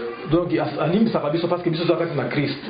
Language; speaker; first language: Russian; non-native, learner; French